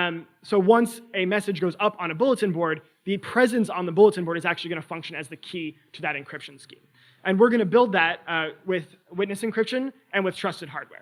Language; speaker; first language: English; native; English